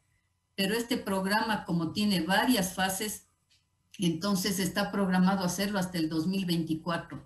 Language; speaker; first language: Spanish; native; Spanish